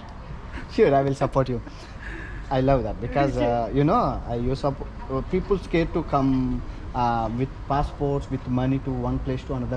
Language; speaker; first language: English; non-native, learner; Telugu